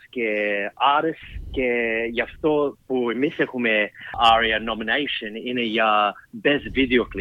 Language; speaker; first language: Greek; early bilingual, heritage; Greek